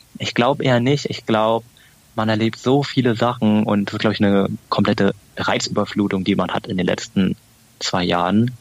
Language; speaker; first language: German; early bilingual, other home language; Vietnamese